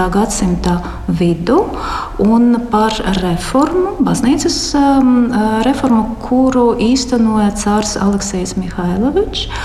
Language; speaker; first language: Latvian; non-native, local second language; Russian